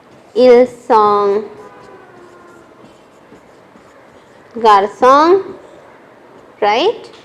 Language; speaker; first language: French; non-native, fluent; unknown